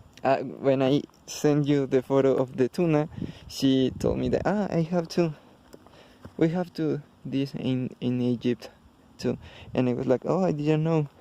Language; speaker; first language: English; non-native, learner; Spanish